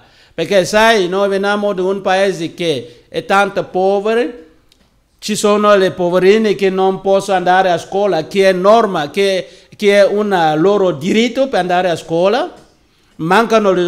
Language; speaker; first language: Italian; non-native, learner; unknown